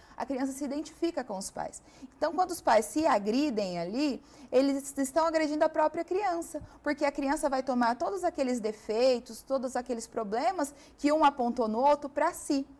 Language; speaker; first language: Portuguese; native; Portuguese